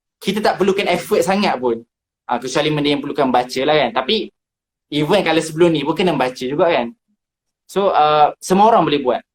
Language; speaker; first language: Malay; native; Malay